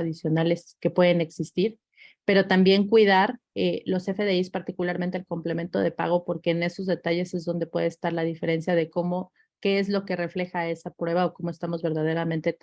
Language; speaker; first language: Spanish; native; Spanish